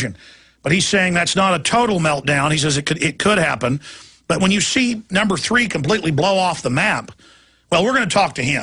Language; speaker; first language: English; native; English